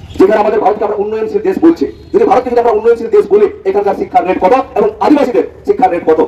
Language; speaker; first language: Bangla; non-native, local second language; Santali